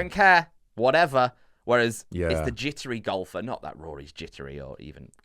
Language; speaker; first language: English; native; English